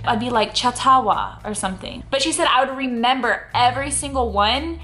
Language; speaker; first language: English; native; English